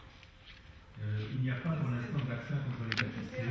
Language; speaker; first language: French; native; French